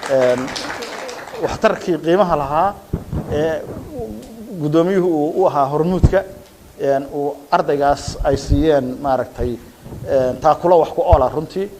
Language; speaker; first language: Somali; native; Somali